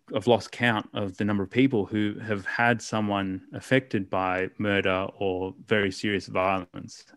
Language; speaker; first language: English; native; English